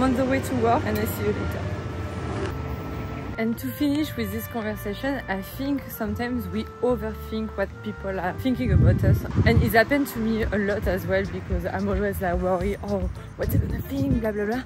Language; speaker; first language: English; non-native, fluent; French